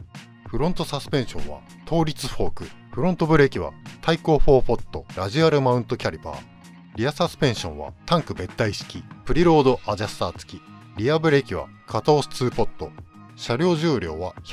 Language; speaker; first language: Japanese; native; Japanese